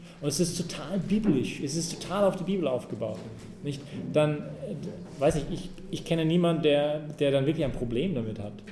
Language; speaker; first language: German; non-native, fluent; English